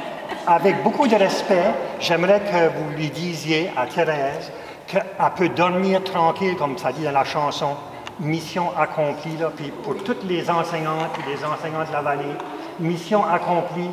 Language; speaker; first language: French; native; French